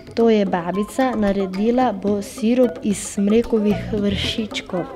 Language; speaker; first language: Slovenian; non-native, local second language; Romany